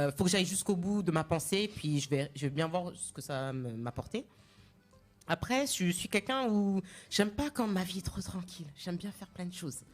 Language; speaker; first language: French; non-native, local second language; Malagasy